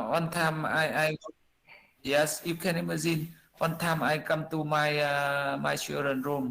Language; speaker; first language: English; non-native, learner; Vietnamese